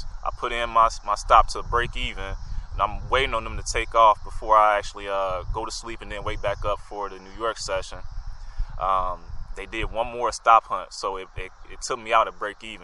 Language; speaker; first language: English; native; English